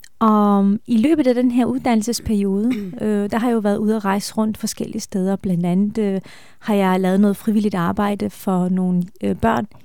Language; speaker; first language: Danish; early bilingual, other home language; Turkish